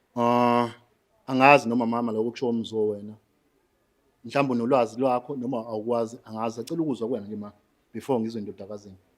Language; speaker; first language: Zulu; native; Zulu